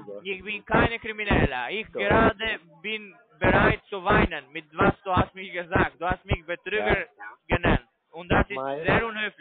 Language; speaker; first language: German; non-native, learner; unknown